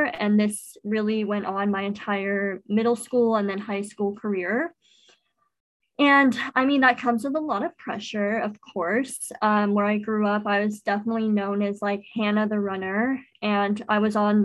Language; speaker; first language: English; native; English